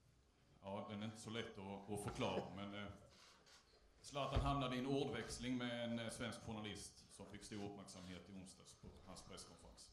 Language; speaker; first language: Swedish; native; Swedish